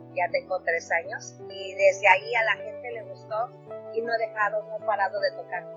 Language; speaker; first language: Spanish; native; Spanish